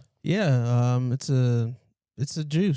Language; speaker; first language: English; native; English